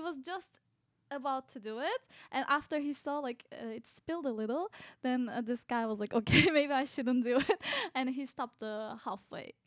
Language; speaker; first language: English; non-native, fluent; Turkish